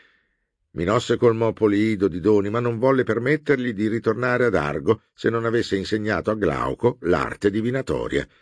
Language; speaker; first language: Italian; native; Italian